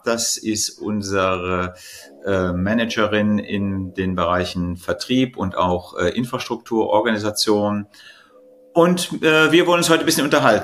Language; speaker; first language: German; native; German